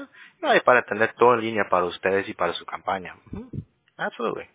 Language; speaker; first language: Spanish; early bilingual, heritage; English